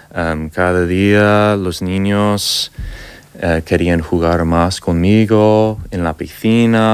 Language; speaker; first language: Spanish; non-native, learner; English